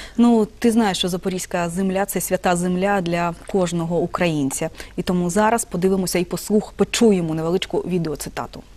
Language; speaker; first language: Ukrainian; native; Ukrainian